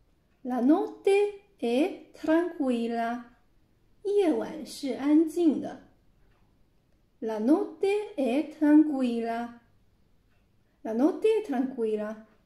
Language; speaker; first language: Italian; non-native, fluent; Chinese